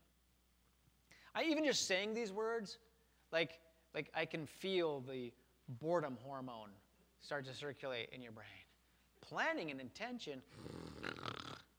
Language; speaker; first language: English; native; English